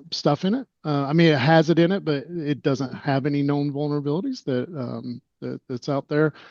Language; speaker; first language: English; native; English